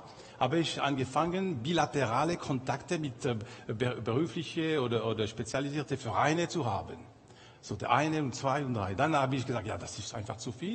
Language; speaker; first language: German; non-native, local second language; French